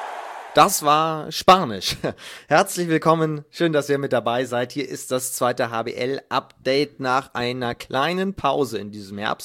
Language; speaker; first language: German; native; German